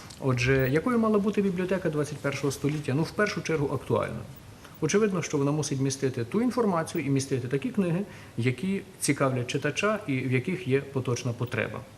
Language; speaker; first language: Ukrainian; native; Ukrainian